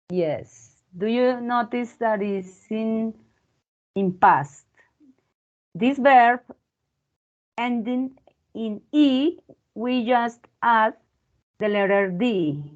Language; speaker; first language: English; non-native, learner; Spanish